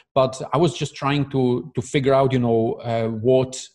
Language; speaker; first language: English; non-native, fluent; Czech